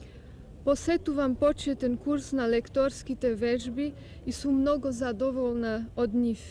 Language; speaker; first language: Macedonian; non-native, learner; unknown